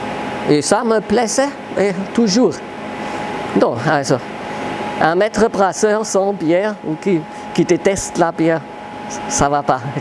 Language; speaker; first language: French; non-native, fluent; German